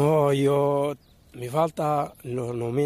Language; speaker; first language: Spanish; non-native, learner; Arabic